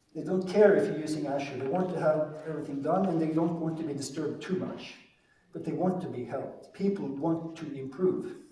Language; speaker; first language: English; non-native, fluent; Norwegian